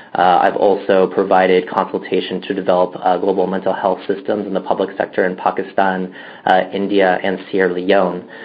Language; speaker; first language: English; native; English